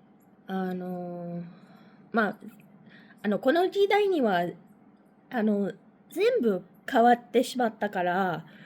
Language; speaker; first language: Japanese; non-native, learner; English